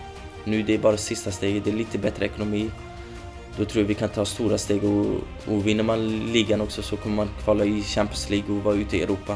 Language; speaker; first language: Swedish; early bilingual, other home language; Kurdish